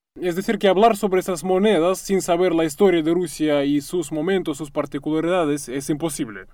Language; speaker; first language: Spanish; non-native, fluent; Russian